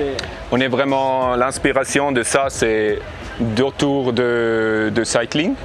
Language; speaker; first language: French; non-native, learner; English